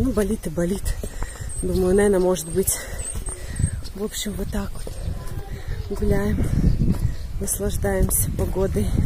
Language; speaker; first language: Russian; native; Russian